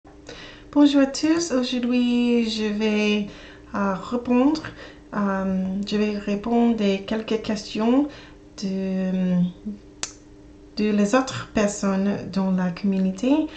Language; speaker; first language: French; non-native, learner; English